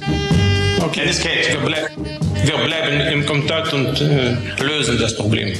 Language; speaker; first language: German; non-native, fluent; Russian